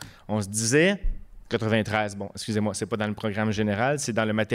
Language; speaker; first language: French; native; French